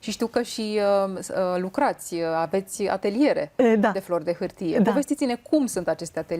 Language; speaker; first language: Romanian; non-native, learner; Japanese